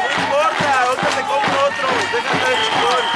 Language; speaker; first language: Spanish; native; Spanish